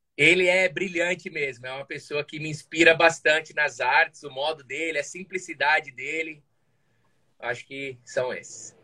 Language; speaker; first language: Portuguese; native; Portuguese